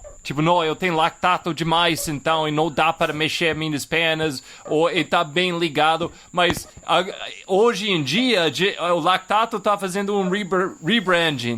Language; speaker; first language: Portuguese; non-native, fluent; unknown